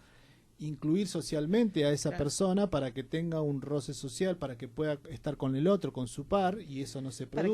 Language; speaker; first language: Spanish; native; Spanish